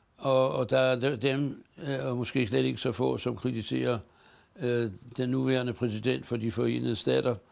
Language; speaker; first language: Danish; native; Danish